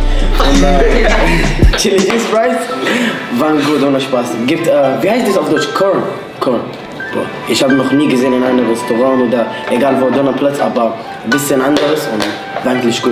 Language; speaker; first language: German; non-native, learner; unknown